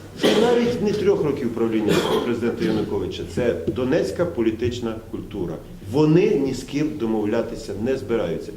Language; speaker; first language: Ukrainian; native; Ukrainian